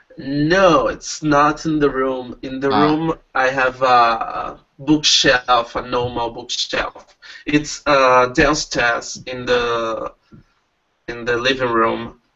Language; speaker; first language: English; non-native, learner; Portuguese